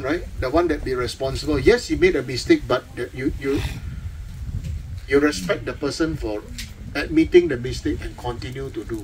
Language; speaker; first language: English; non-native, local second language; Chinese